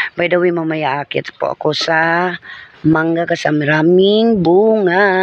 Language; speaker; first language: Filipino; non-native, local second language; Waray